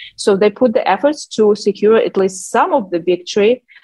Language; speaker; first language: English; non-native, fluent; Ukrainian